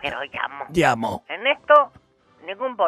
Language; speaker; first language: Spanish; native; Spanish